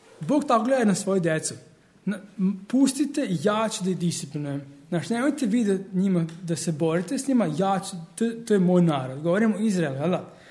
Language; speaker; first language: Serbian; early bilingual, heritage; Serbian